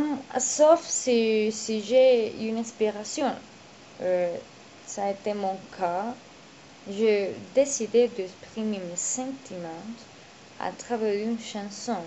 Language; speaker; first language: French; non-native, learner; Spanish